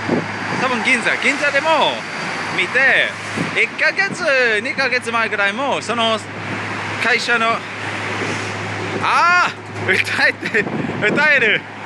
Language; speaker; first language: Japanese; non-native, learner; English